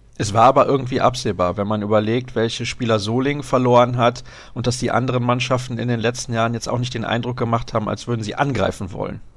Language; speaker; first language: German; native; German